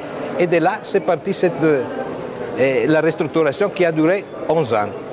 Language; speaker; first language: French; non-native, fluent; Italian